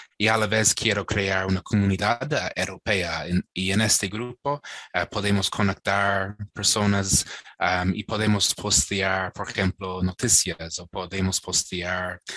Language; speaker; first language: Spanish; non-native, fluent; English